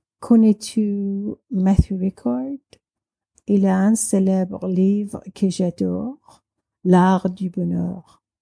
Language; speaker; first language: French; non-native, learner; Persian